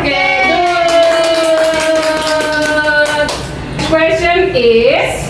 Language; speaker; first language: English; non-native, learner; Indonesian